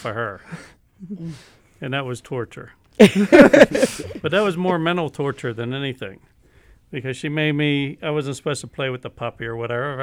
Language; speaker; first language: English; native; English